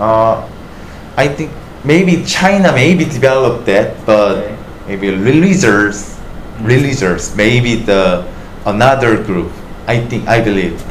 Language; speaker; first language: English; non-native, learner; Korean